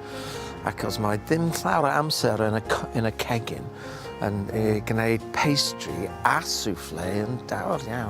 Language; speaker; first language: Welsh; non-native, learner; English